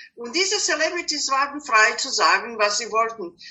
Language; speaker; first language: German; non-native, fluent; Serbian